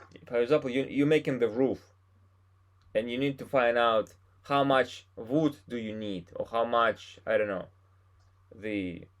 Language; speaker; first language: English; non-native, fluent; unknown